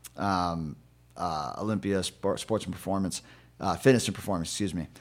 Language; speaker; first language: English; native; English